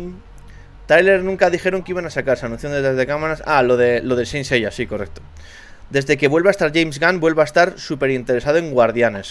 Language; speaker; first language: Spanish; native; Spanish